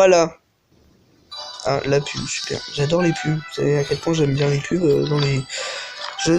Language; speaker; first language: French; native; French